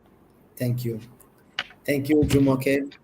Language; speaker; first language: English; non-native, learner; Portuguese